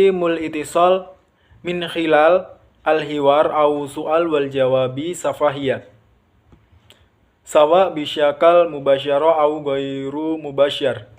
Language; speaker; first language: Arabic; non-native, learner; Indonesian